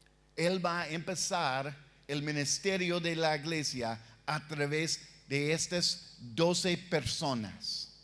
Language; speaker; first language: Spanish; non-native, fluent; English